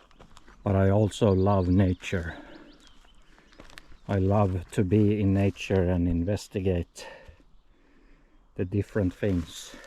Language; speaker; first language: English; non-native, fluent; Swedish